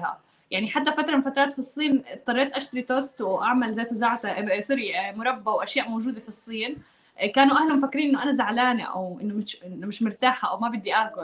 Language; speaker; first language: Arabic; native; Arabic